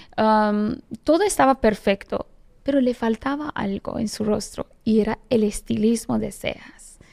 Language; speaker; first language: Spanish; non-native, fluent; Persian